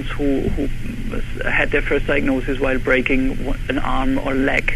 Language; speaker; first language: English; non-native, fluent; German